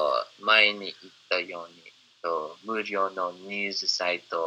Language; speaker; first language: Japanese; non-native, fluent; English